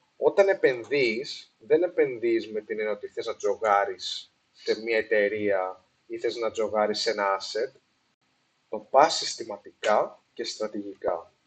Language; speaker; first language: Greek; early bilingual, heritage; Greek